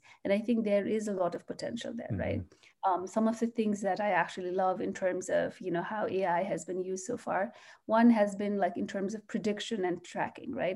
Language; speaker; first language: English; non-native, local second language; Nepali